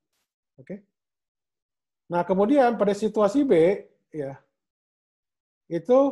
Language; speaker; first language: Indonesian; native; Indonesian